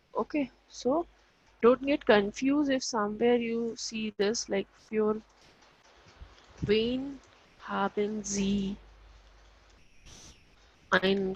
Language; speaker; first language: German; non-native, fluent; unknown